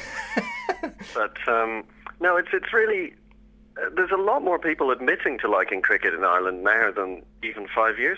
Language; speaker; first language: English; native; English